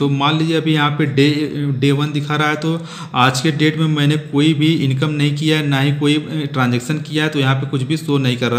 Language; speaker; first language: Hindi; native; Hindi